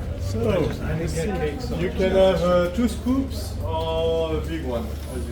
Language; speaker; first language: English; non-native, fluent; French